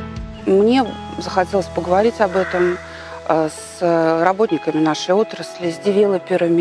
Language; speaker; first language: Russian; native; Russian